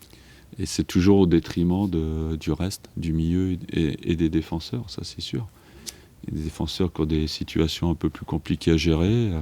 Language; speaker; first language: French; native; French